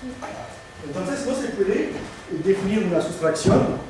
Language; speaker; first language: Spanish; non-native, fluent; French